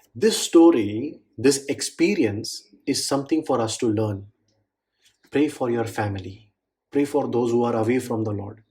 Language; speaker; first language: English; non-native, local second language; Marathi